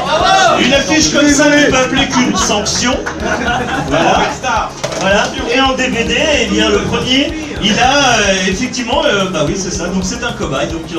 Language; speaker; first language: French; native; French